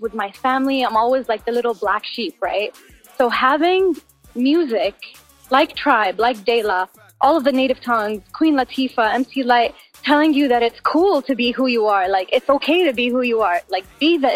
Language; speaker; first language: English; non-native, fluent; Arabic